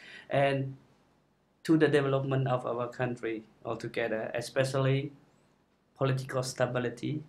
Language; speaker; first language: English; non-native, fluent; Khmer